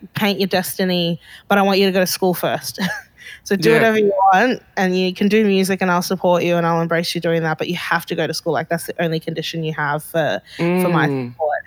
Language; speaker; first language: English; early bilingual, other home language; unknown